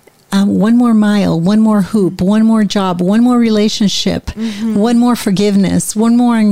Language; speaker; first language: English; native; English